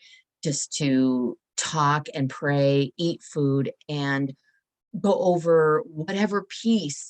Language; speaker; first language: English; native; English